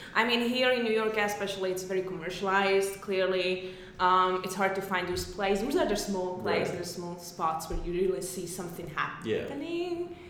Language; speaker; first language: English; non-native, fluent; Hungarian